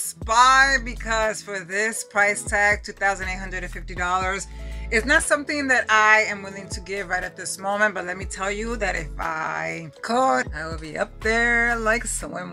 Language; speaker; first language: English; early bilingual, other home language; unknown